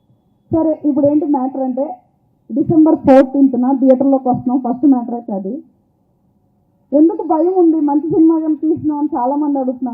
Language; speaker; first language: Telugu; native; Telugu